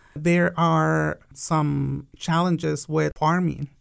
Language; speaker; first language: English; non-native, fluent; Spanish